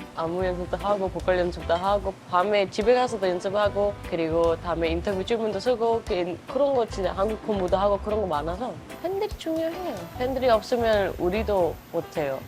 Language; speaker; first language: Korean; non-native, fluent; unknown